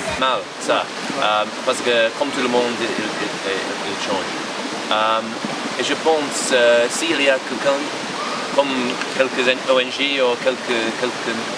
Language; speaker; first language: French; non-native, fluent; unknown